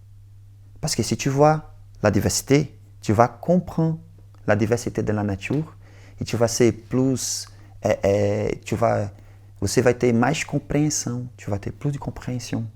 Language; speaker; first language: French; non-native, learner; Portuguese